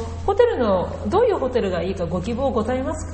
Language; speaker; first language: Japanese; native; Japanese